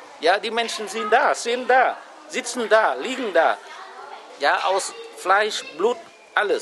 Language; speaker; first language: German; non-native, fluent; Vietnamese